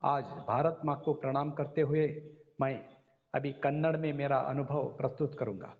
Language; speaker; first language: Hindi; non-native, local second language; Kannada